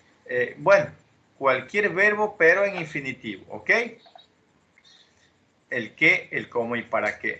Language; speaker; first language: Spanish; native; Spanish